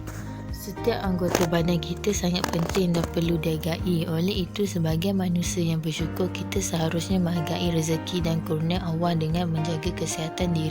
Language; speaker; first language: Malay; native; Malay